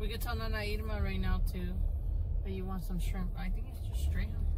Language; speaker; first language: English; early bilingual, other home language; Spanish